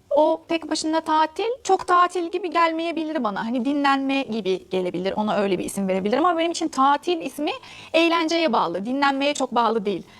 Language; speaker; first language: Turkish; non-native, fluent; Arabic